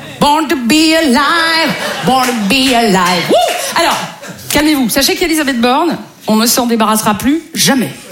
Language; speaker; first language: French; native; French